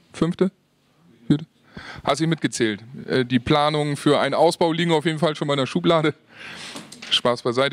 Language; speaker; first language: German; native; German